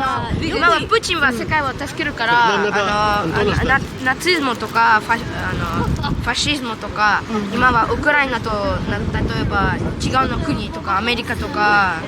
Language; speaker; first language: Japanese; non-native, learner; Russian